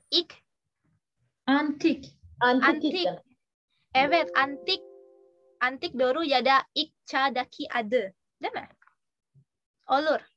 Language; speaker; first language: Turkish; non-native, fluent; Indonesian